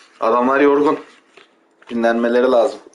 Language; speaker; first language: Turkish; native; Turkish